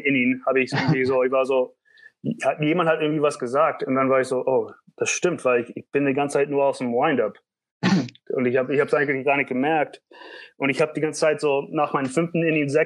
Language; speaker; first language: German; early bilingual, heritage; German